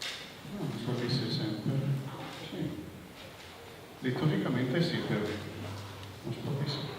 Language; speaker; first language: Spanish; non-native, learner; Papiamento